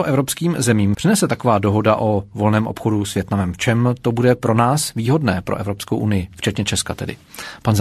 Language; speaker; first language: Czech; native; Czech